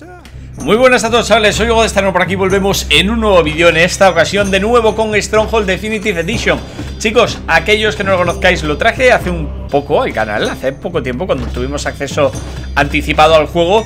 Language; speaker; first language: Spanish; native; Spanish